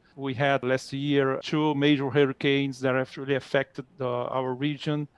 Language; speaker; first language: English; non-native, fluent; Portuguese